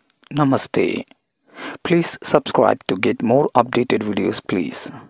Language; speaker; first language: English; non-native, local second language; Telugu